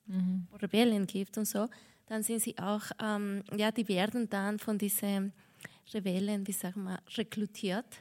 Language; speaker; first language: German; non-native, fluent; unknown